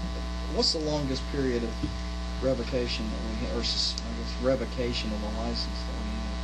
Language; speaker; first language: English; native; English